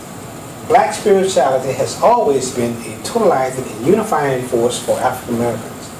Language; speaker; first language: English; native; English